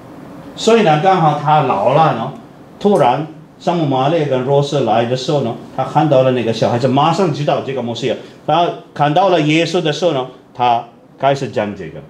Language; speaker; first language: Chinese; non-native, fluent; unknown